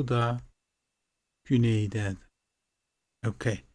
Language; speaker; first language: Turkish; non-native, fluent; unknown